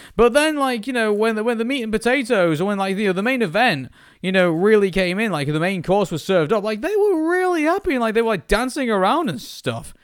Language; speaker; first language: English; native; English